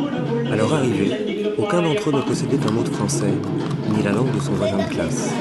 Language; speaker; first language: French; native; French